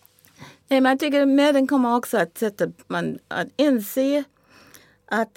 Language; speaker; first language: Swedish; non-native, fluent; English